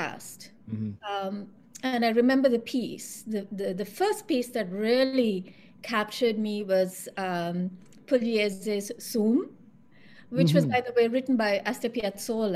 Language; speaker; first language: English; non-native, local second language; Sinhala